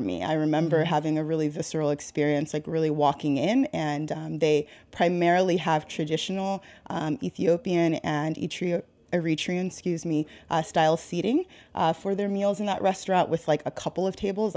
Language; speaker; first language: English; native; English